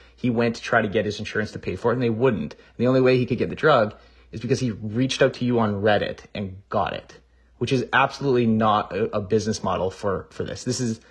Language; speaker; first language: English; native; English